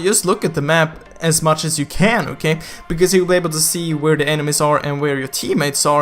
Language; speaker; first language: English; non-native, fluent; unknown